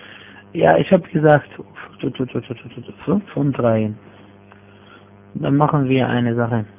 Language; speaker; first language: German; non-native, fluent; Arabic